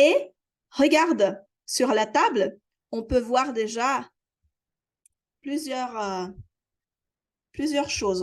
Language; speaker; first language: French; non-native, fluent; Portuguese